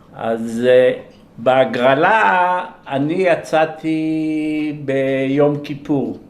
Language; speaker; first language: Hebrew; early bilingual, other home language; Polish